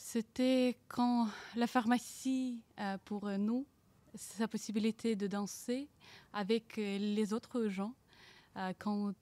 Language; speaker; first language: French; non-native, learner; Ukrainian